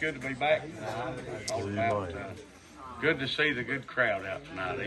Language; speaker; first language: English; native; English